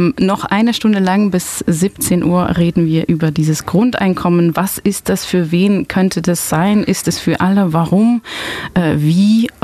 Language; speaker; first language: German; non-native, fluent; Dutch